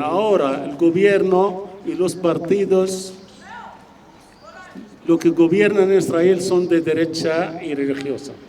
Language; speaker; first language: Spanish; non-native, fluent; Arabic